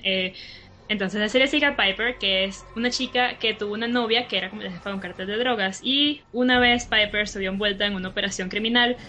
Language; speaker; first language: Spanish; native; Spanish